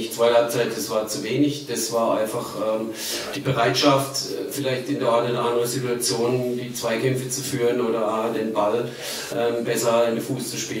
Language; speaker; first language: German; native; German